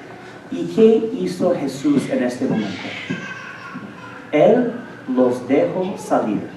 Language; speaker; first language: Spanish; non-native, fluent; English